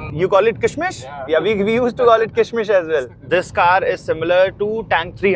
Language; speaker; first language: English; non-native, local second language; Hindi